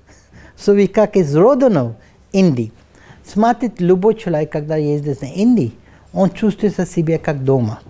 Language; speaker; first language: Russian; non-native, learner; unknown